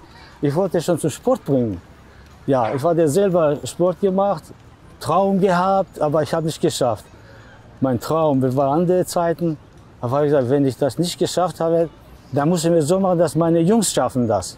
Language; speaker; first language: German; non-native, learner; Armenian